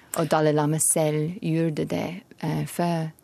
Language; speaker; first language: Norwegian; non-native, learner; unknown